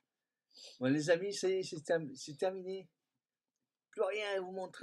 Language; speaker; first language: French; native; French